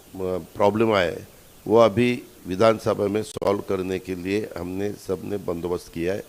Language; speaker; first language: Hindi; non-native, local second language; Marathi